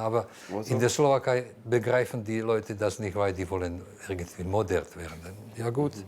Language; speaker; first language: German; non-native, fluent; Slovak